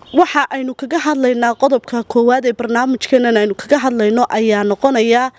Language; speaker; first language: Somali; native; Somali